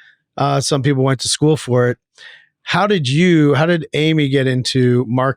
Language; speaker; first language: English; native; English